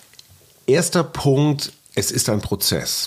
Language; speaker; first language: German; native; German